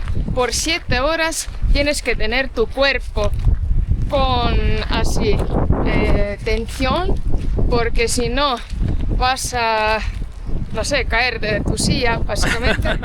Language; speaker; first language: Spanish; non-native, fluent; Portuguese